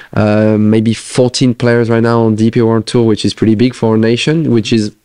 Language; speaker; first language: English; non-native, fluent; French